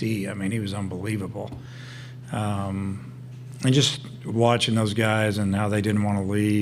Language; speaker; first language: English; native; English